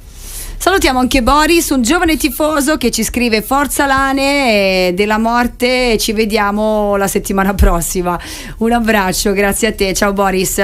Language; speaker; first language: Italian; native; Italian